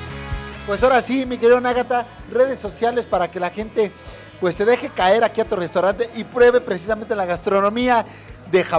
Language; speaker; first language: Spanish; native; Spanish